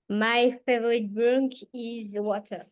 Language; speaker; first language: English; non-native, learner; French